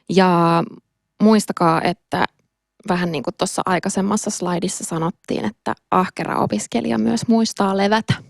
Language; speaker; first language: Finnish; native; Finnish